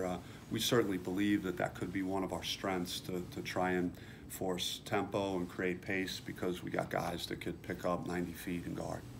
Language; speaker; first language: English; native; English